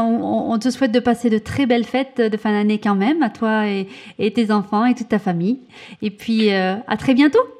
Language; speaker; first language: French; native; French